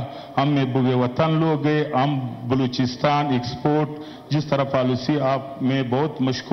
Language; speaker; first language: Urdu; non-native, local second language; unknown